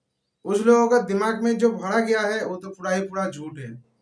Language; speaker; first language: Hindi; non-native, local second language; Bangla